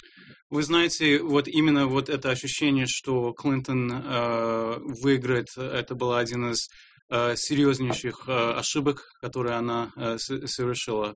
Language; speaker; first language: Russian; non-native, fluent; English